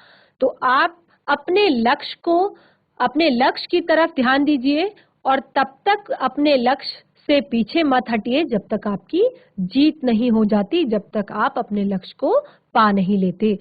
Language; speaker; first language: Hindi; native; Hindi